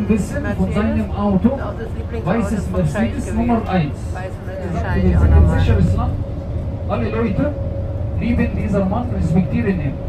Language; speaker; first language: German; non-native, fluent; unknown